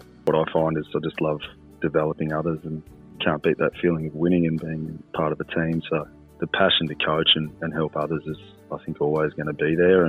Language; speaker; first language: English; native; English